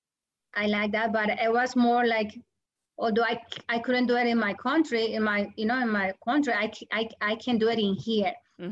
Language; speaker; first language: English; non-native, learner; Spanish